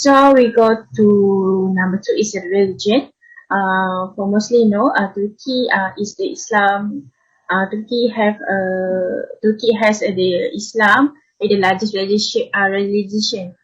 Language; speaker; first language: English; non-native, learner; Malay